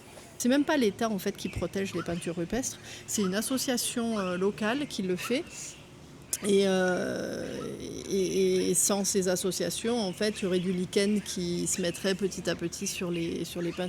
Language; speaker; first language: French; native; French